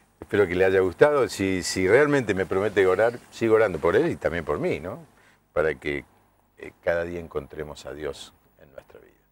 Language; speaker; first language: Spanish; native; Spanish